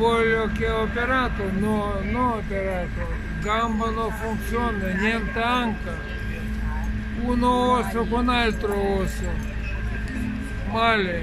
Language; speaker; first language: Italian; non-native, learner; Lithuanian